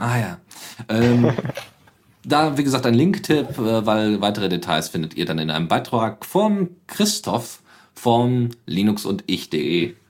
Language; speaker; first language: German; native; German